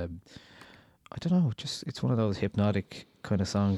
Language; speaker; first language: English; native; English